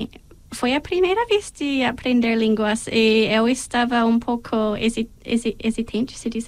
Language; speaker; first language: Portuguese; non-native, fluent; English